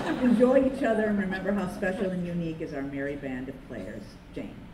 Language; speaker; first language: English; native; English